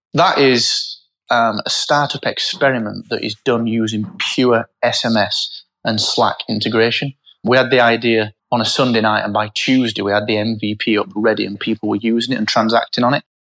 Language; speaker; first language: English; native; English